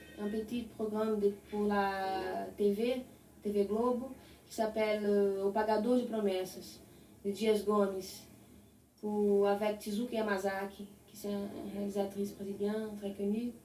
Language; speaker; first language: French; non-native, learner; Portuguese